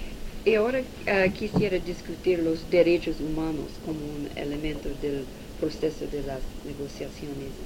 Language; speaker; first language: Spanish; non-native, learner; English